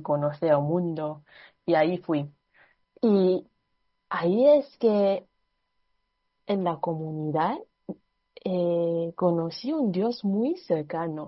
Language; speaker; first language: Spanish; non-native, fluent; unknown